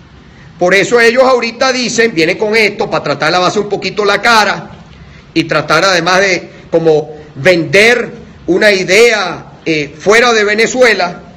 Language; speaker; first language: Spanish; native; Spanish